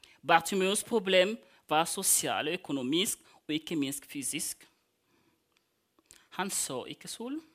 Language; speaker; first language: Norwegian; non-native, fluent; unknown